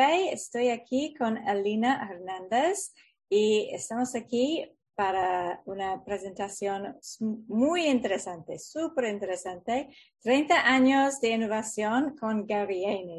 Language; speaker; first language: Spanish; non-native, fluent; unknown